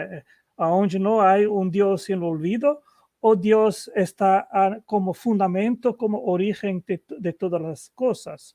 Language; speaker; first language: Spanish; non-native, fluent; Portuguese